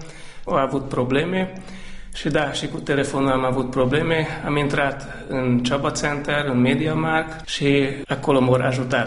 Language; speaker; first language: Romanian; non-native, local second language; Hungarian